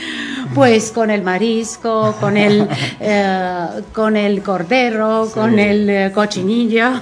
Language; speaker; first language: Spanish; non-native, fluent; Romanian